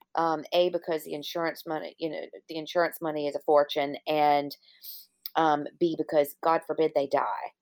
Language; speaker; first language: English; native; English